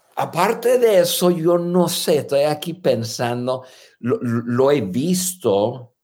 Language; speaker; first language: Spanish; non-native, fluent; English